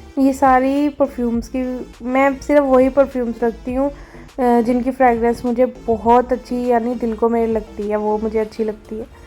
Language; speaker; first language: Urdu; native; Urdu